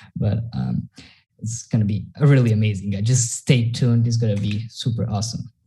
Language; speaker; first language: English; non-native, fluent; Spanish